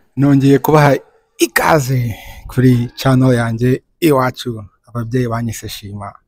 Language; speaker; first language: Kinyarwanda; early bilingual, other home language; French